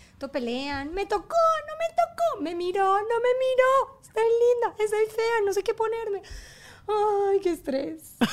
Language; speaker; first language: Spanish; native; Spanish